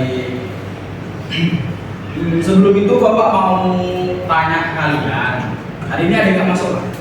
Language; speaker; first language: Indonesian; native; Indonesian